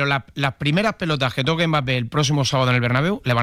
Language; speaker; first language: Spanish; native; Spanish